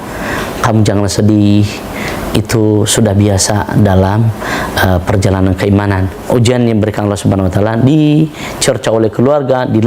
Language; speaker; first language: Indonesian; non-native, local second language; Nias